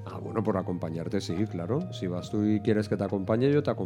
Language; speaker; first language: Spanish; native; Spanish